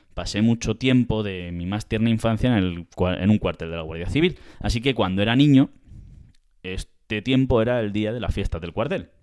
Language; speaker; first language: Spanish; native; Spanish